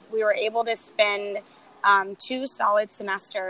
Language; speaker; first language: English; native; English